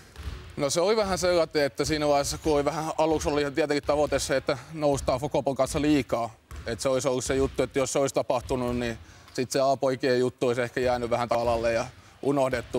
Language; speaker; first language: Finnish; native; Finnish